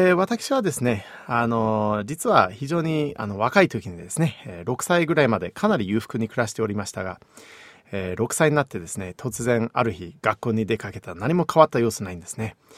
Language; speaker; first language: Japanese; non-native, fluent; English